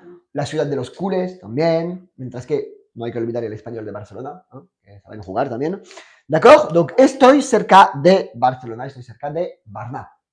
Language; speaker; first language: Spanish; non-native, fluent; French